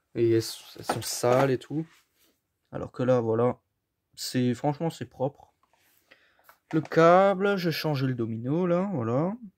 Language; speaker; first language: French; native; French